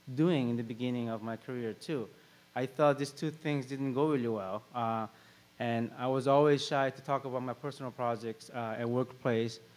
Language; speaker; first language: English; non-native, fluent; Korean